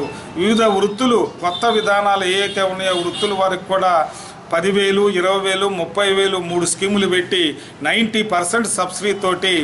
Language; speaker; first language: Telugu; native; Telugu